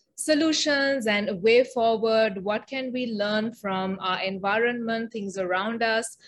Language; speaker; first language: English; non-native, local second language; Sinhala